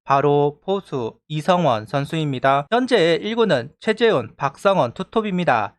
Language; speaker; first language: Korean; native; Korean